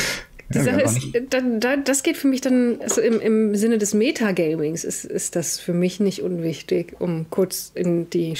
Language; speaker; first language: German; native; German